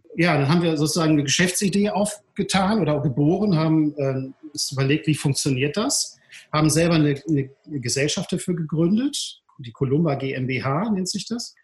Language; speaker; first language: German; native; German